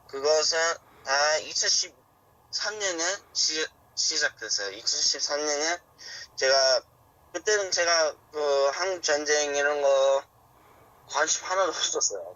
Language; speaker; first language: Korean; early bilingual, heritage; Korean